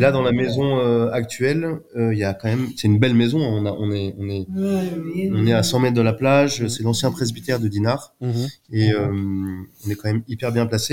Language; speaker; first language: French; native; French